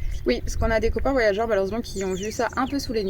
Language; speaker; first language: French; native; French